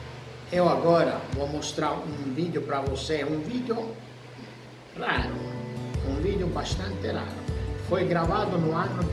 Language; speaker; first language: Portuguese; non-native, fluent; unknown